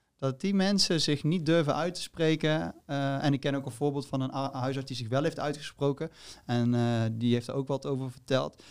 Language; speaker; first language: Dutch; native; Dutch